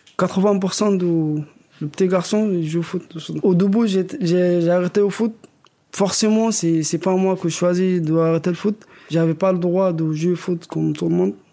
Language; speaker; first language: French; non-native, learner; Arabic